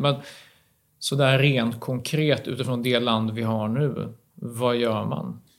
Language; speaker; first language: Swedish; native; Swedish